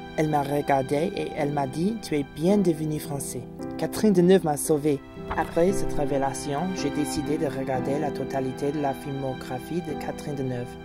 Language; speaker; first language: French; non-native, fluent; English